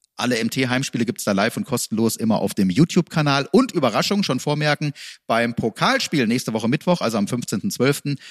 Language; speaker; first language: German; native; German